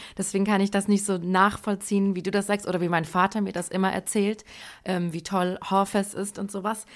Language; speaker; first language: German; native; German